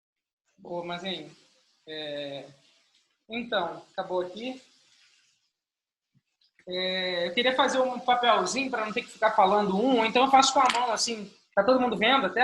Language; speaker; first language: Portuguese; native; Portuguese